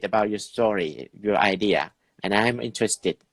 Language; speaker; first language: English; non-native, fluent; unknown